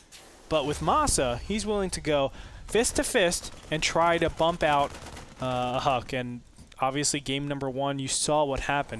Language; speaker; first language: English; native; English